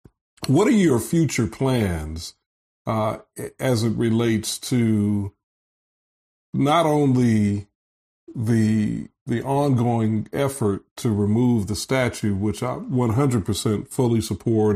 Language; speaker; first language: English; native; English